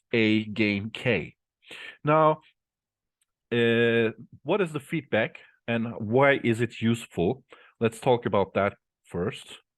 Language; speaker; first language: English; non-native, fluent; Turkish